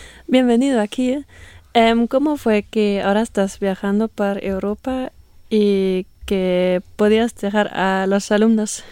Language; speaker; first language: Spanish; non-native, fluent; German